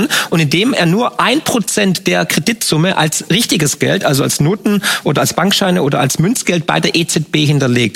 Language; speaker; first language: German; native; German